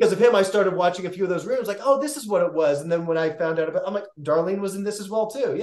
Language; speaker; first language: English; native; English